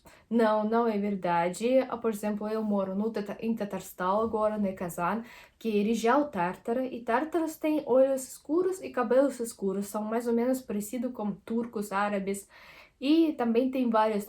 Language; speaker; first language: Portuguese; non-native, fluent; Russian